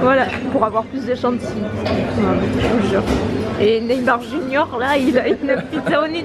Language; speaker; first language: French; native; French